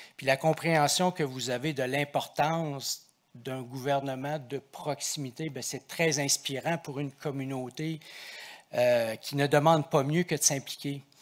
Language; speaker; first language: French; native; French